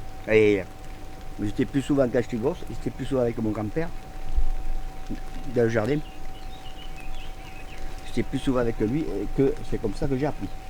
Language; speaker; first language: French; native; French